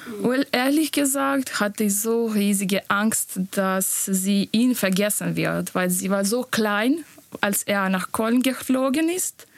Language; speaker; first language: German; non-native, learner; Bosnian